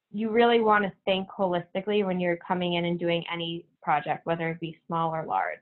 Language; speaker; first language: English; native; English